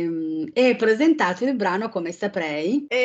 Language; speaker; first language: Italian; native; Italian